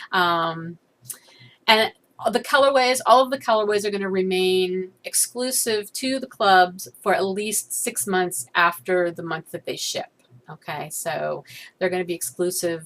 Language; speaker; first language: English; native; English